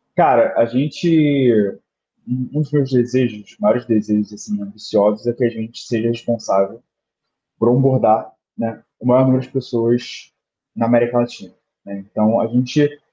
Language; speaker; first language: Portuguese; native; Portuguese